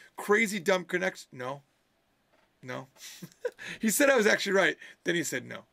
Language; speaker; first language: English; native; English